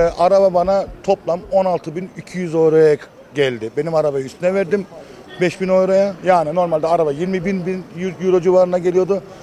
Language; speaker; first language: Turkish; early bilingual, heritage; Turkish